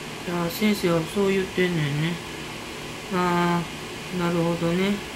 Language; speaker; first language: Japanese; native; Japanese